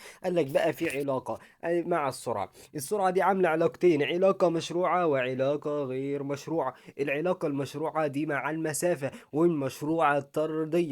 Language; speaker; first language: Arabic; native; Arabic